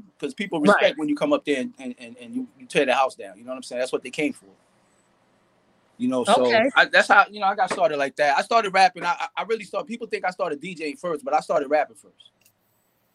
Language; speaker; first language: English; native; English